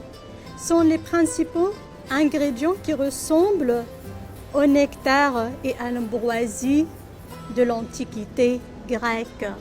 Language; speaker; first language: French; non-native, local second language; Arabic